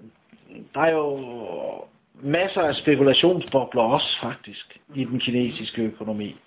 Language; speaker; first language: Danish; native; Danish